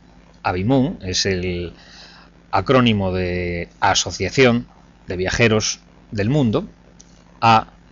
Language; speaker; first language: Spanish; native; Spanish